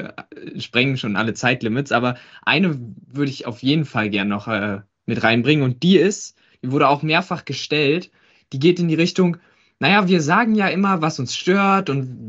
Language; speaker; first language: German; native; German